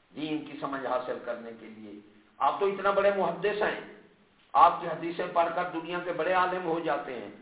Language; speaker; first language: Urdu; non-native, local second language; Punjabi